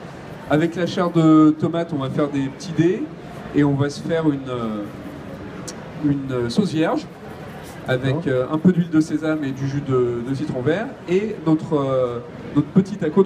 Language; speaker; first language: French; native; French